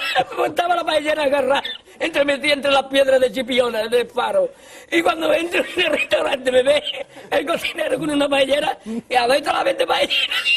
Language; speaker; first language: Spanish; native; Spanish